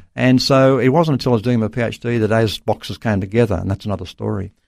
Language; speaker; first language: English; native; English